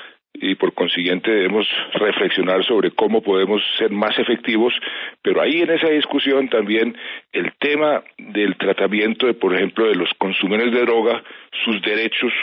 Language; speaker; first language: Spanish; native; Spanish